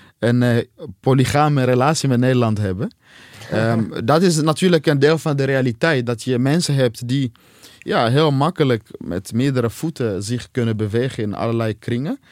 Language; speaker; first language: Dutch; non-native, fluent; Swahili